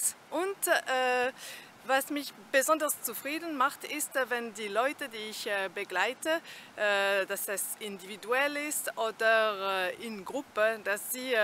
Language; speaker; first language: German; non-native, fluent; French